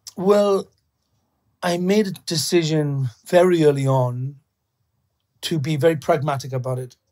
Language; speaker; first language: English; native; English